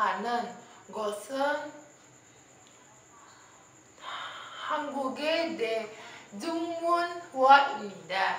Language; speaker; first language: Korean; non-native, learner; Indonesian